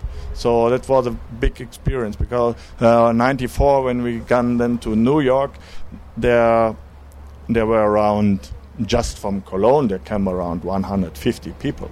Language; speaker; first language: English; non-native, learner; German